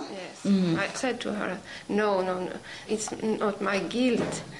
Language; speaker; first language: English; non-native, learner; Swedish